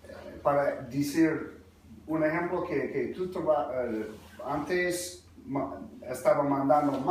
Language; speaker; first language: Spanish; non-native, learner; English